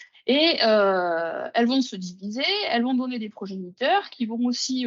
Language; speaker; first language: French; native; French